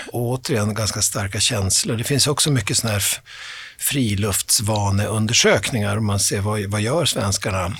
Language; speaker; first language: Swedish; native; Swedish